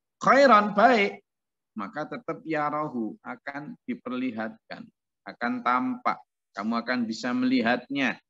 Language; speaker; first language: Indonesian; non-native, local second language; Javanese